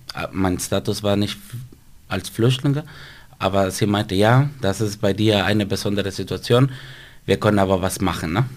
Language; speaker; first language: German; non-native, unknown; Spanish